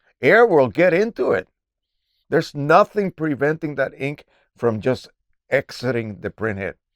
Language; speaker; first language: English; native; English